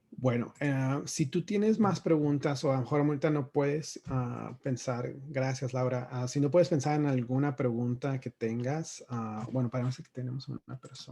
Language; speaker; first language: Spanish; native; Spanish